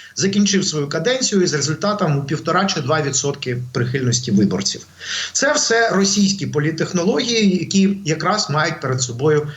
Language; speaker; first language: Ukrainian; non-native, local second language; Russian